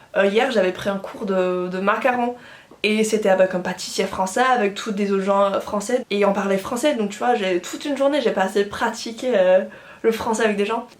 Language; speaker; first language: French; non-native, fluent; English